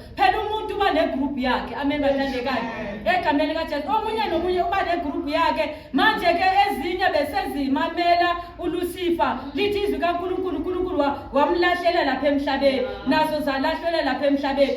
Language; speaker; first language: Zulu; non-native, local second language; Tsonga